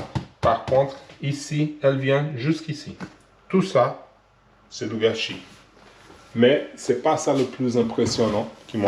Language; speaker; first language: French; non-native, learner; Portuguese